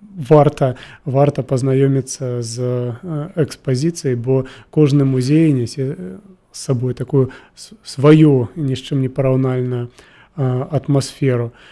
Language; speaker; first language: Belarusian; native; Belarusian